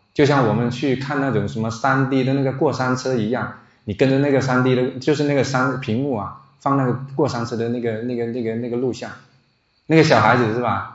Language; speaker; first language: Chinese; non-native, local second language; Min Nan Chinese